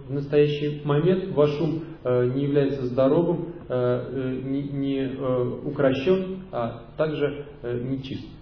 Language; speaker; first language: Russian; native; Russian